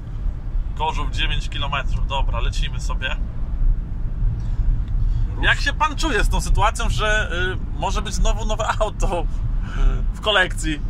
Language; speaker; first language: Polish; native; Polish